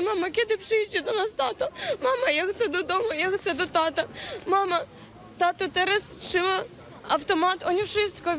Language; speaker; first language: Polish; non-native, learner; Ukrainian